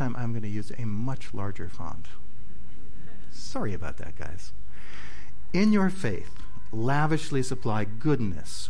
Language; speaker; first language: English; native; English